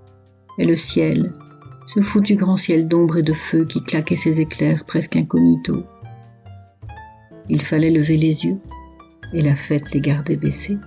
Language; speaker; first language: French; native; French